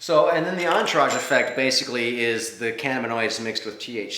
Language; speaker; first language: English; native; English